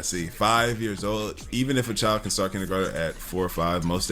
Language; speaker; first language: English; native; English